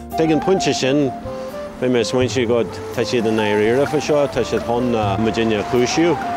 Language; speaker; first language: Irish; non-native, local second language; English